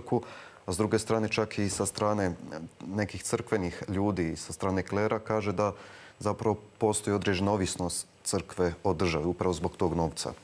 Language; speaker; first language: Croatian; native; Croatian